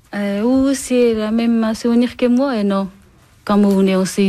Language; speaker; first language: French; non-native, learner; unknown